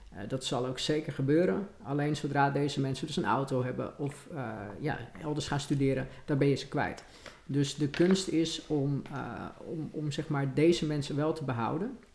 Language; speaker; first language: Dutch; native; Dutch